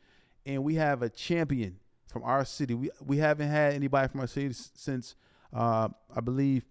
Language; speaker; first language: English; native; English